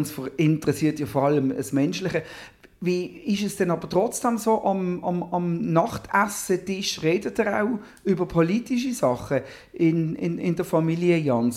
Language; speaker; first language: German; native; German